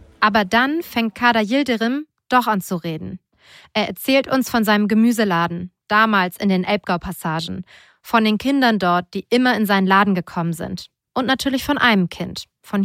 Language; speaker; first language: German; native; German